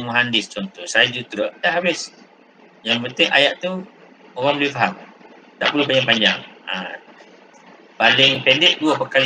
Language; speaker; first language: Malay; native; Malay